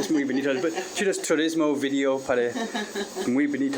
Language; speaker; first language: Spanish; non-native, learner; English